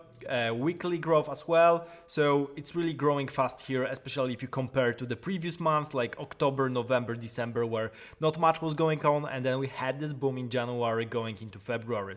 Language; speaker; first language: English; non-native, fluent; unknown